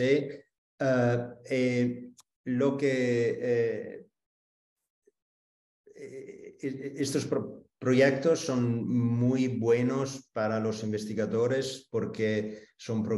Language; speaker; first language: Spanish; non-native, fluent; Italian